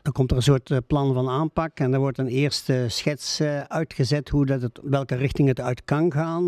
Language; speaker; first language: Dutch; native; Dutch